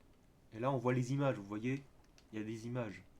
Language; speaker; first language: French; native; French